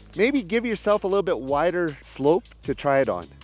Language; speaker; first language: English; native; English